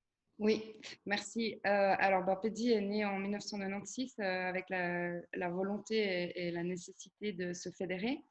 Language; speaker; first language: French; native; French